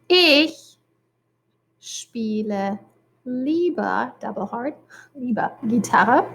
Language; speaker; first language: German; non-native, fluent; English